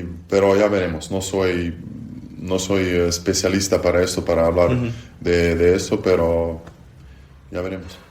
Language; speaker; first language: Spanish; non-native, fluent; Serbian